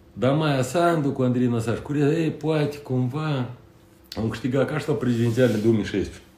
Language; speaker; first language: Romanian; non-native, local second language; Russian